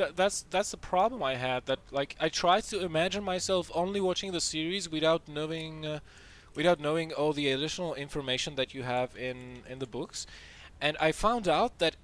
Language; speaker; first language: English; non-native, fluent; Dutch